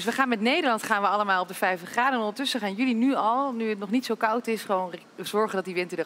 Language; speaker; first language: Dutch; native; Dutch